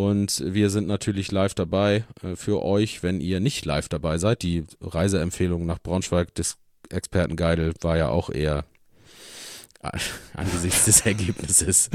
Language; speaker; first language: German; native; German